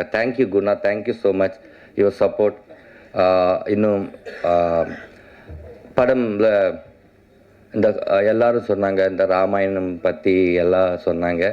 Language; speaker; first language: Tamil; non-native, learner; Telugu